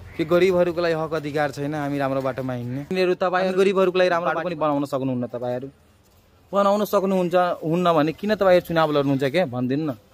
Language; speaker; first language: Nepali; non-native, local second language; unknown